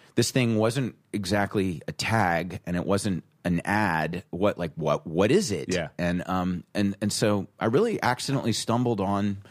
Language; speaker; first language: English; native; English